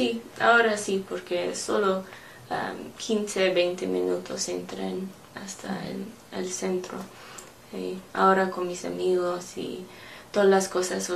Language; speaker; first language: Spanish; non-native, learner; English